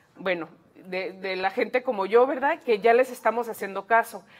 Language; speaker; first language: Spanish; early bilingual, heritage; Spanish